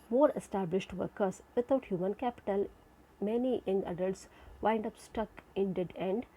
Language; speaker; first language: English; non-native, local second language; Kannada